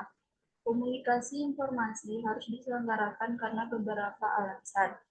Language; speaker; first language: Indonesian; native; Indonesian